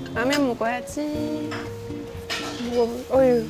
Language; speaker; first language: Korean; non-native, fluent; Estonian